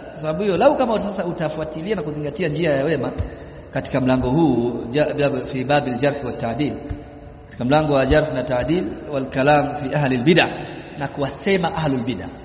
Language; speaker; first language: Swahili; native; Swahili